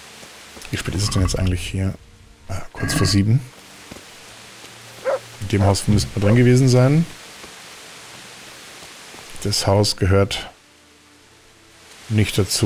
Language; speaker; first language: German; native; German